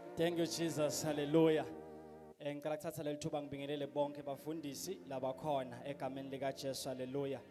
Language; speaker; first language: Zulu; non-native, local second language; Swati